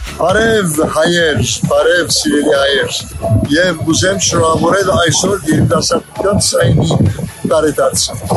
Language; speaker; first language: Armenian; early bilingual, heritage; Armenian